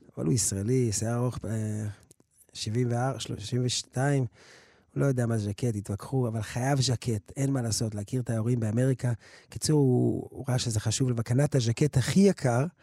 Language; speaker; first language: Hebrew; early bilingual, other home language; English